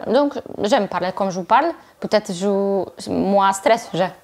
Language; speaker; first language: French; non-native, learner; Polish